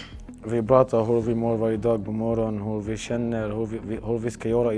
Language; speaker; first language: Swedish; non-native, learner; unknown